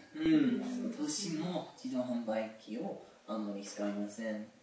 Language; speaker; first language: Japanese; non-native, learner; English